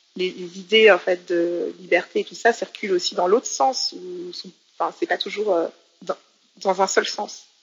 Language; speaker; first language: French; native; French